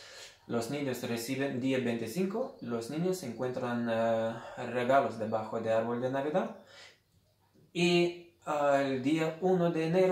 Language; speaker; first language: Spanish; non-native, fluent; Lithuanian